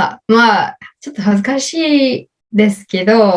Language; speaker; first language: Japanese; non-native, learner; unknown